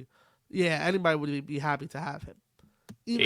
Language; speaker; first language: English; native; English